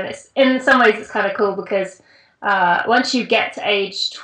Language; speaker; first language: English; native; English